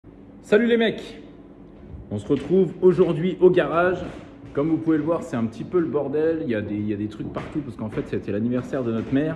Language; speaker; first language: French; native; French